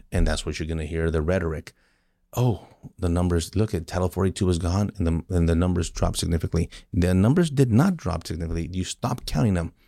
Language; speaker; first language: English; early bilingual, other home language; Spanish